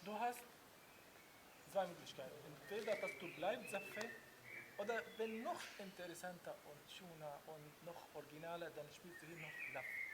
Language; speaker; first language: German; non-native, learner; Arabic